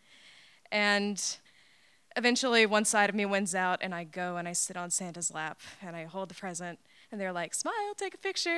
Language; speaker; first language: English; native; English